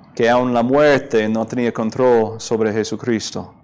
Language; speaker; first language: Spanish; non-native, fluent; English